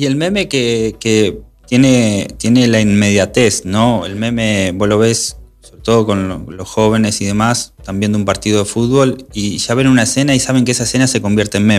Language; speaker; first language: Spanish; native; Spanish